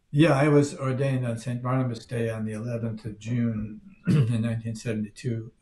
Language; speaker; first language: English; native; English